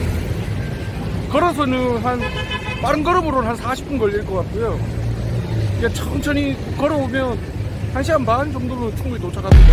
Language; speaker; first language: Korean; native; Korean